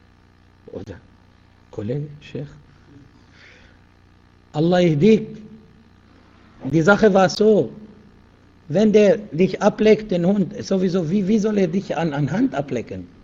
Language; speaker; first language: German; non-native, fluent; Arabic